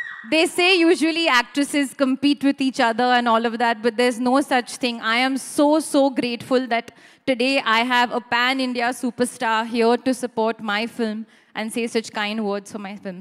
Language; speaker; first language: English; non-native, local second language; Hindi